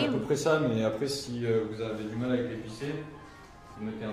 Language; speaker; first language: French; native; French